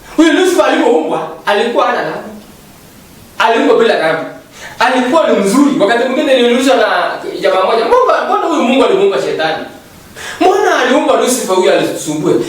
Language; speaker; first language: Swahili; non-native, local second language; Kalenjin